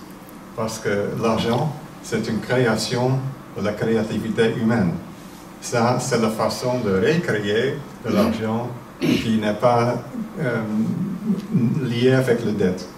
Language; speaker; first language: French; non-native, fluent; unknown